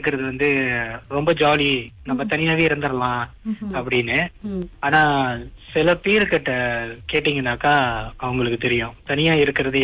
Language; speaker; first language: Tamil; early bilingual, heritage; Tamil